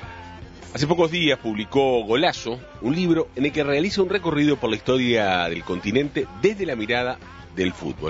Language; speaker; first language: Spanish; native; Spanish